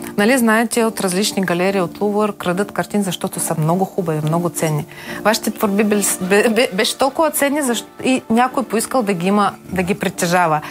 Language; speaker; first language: Bulgarian; non-native, fluent; Ukrainian